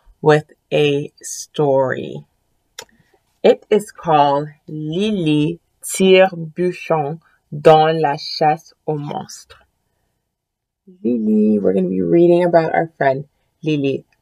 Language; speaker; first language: English; early bilingual, other home language; French